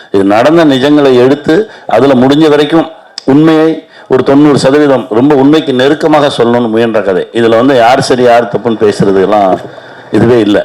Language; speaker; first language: Tamil; native; Tamil